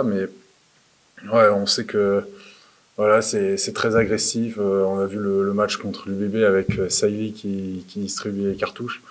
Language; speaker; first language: French; native; French